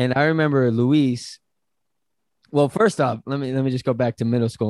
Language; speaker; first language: English; native; English